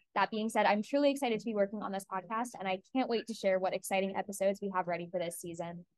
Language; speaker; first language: English; native; English